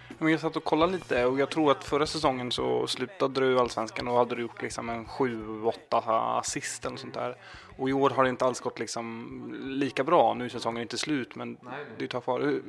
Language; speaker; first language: Swedish; native; Swedish